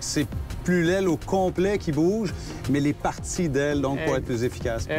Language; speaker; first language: French; native; French